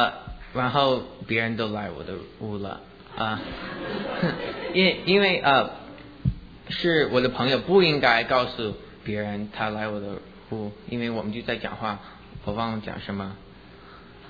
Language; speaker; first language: Chinese; early bilingual, heritage; English